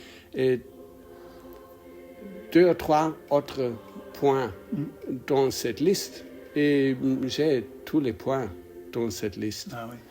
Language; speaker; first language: French; non-native, learner; English